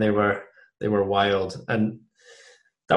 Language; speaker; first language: English; native; English